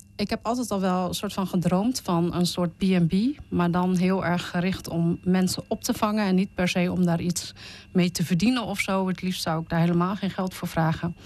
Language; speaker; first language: Dutch; early bilingual, other home language; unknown